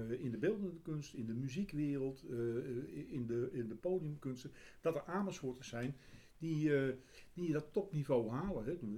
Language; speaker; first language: Dutch; native; Dutch